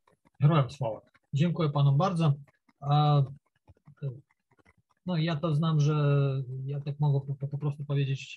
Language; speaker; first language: Polish; non-native, learner; Ukrainian